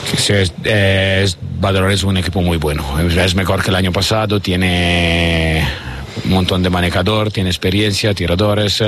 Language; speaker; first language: Spanish; non-native, learner; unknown